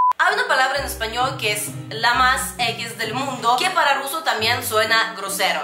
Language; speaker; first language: Spanish; non-native, fluent; Russian